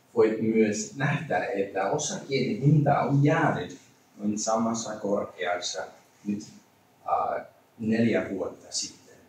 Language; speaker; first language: Finnish; non-native, learner; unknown